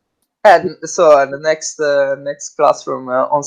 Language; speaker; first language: English; non-native, learner; Italian